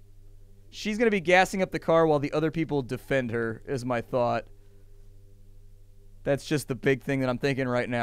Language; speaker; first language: English; native; English